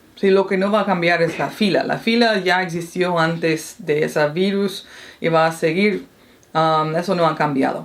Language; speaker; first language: Spanish; non-native, fluent; English